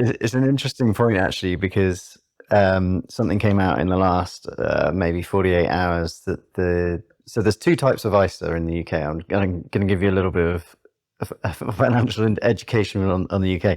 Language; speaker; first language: English; native; English